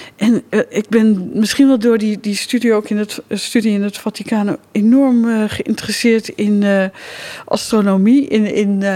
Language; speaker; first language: Dutch; native; Dutch